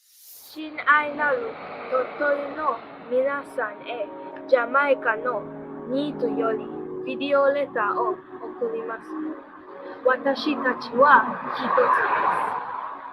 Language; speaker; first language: Japanese; non-native, learner; English